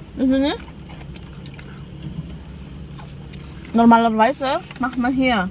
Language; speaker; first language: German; non-native, learner; Indonesian